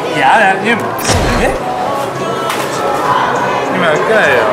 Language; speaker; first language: Vietnamese; non-native, learner; Japanese